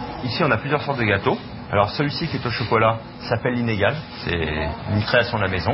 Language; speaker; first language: French; native; French